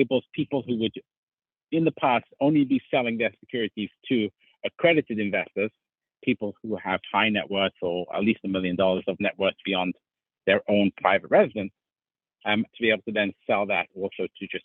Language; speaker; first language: English; native; English